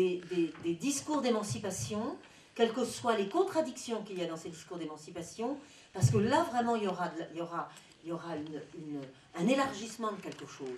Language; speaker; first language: French; native; French